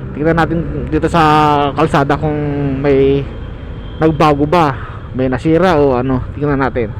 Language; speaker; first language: Filipino; native; Filipino